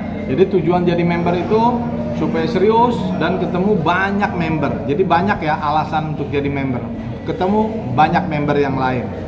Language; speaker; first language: Indonesian; native; Indonesian